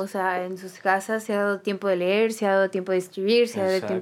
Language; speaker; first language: Spanish; native; Spanish